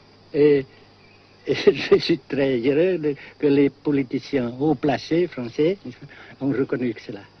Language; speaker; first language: French; non-native, fluent; Vietnamese